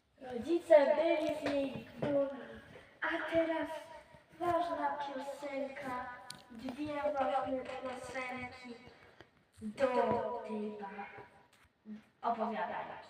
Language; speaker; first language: Polish; native; Polish